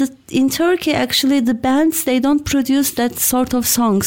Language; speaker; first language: English; non-native, fluent; Turkish